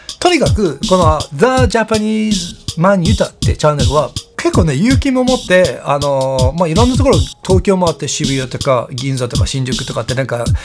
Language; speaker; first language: Japanese; non-native, fluent; English